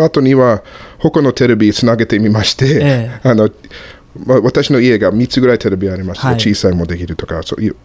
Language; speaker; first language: Japanese; non-native, fluent; English